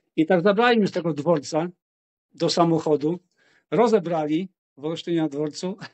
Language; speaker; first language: Polish; native; Polish